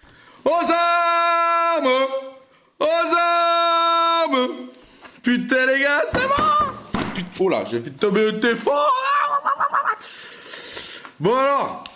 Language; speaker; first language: French; native; French